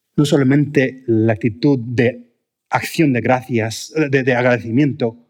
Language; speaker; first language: Spanish; non-native, fluent; English